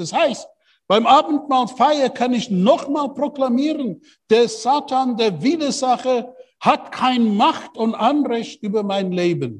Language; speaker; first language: German; non-native, fluent; English